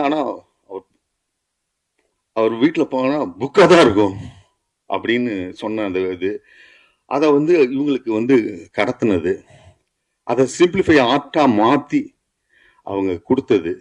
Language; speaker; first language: Tamil; native; Tamil